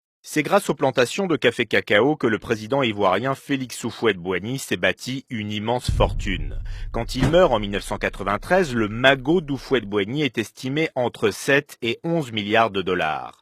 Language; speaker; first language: French; native; French